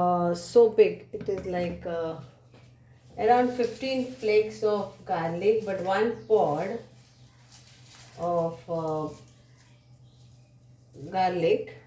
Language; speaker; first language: English; non-native, local second language; Konkani